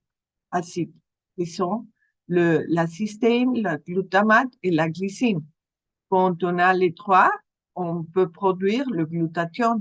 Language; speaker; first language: French; non-native, fluent; Spanish